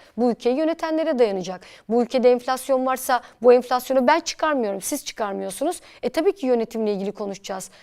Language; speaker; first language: Turkish; native; Turkish